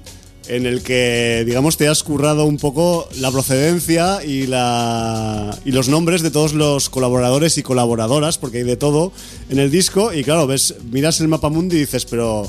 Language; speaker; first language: Spanish; native; Spanish